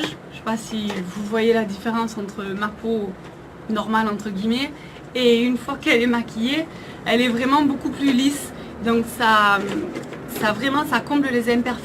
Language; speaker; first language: French; native; French